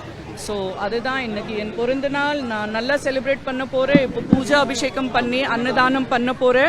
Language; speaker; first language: Tamil; non-native, fluent; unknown